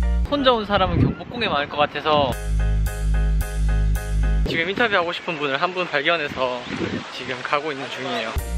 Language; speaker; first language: Korean; native; Korean